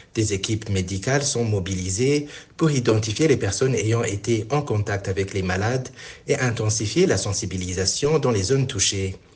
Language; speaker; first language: French; non-native, local second language; Rundi